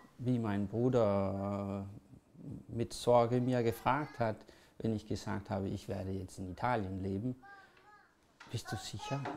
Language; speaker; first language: German; non-native, fluent; Danish